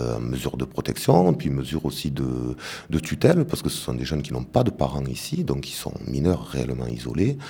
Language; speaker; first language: French; native; French